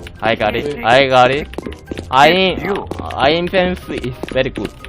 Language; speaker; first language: English; non-native, learner; Korean